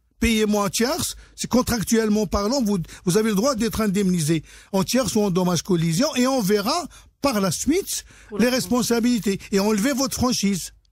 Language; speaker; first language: French; non-native, local second language; Arabic